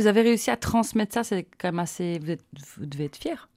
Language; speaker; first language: French; native; French